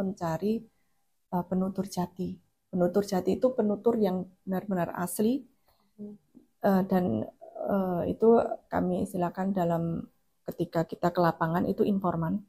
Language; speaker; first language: Indonesian; non-native, local second language; Javanese